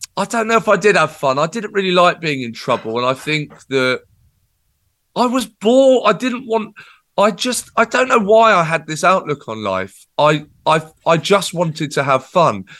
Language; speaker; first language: English; native; English